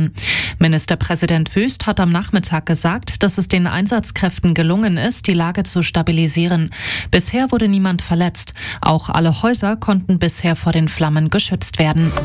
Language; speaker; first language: German; native; German